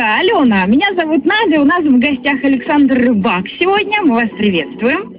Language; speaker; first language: Russian; native; Russian